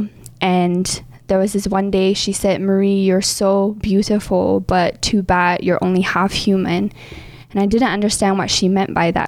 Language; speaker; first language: English; native; English